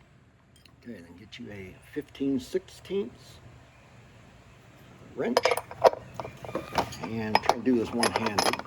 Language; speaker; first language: English; native; English